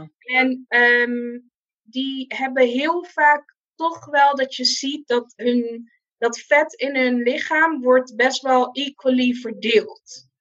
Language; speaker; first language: Dutch; non-native, local second language; Papiamento